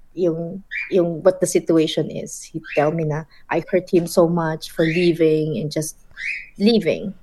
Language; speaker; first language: English; non-native, local second language; Filipino